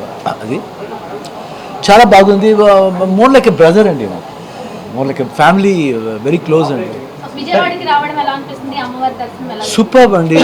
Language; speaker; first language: Telugu; non-native, learner; Kannada